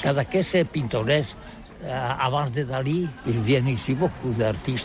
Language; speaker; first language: French; non-native, learner; Catalan